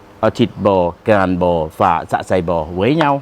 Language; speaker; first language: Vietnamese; non-native, learner; Thai